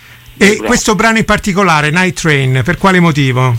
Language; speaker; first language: Italian; native; Italian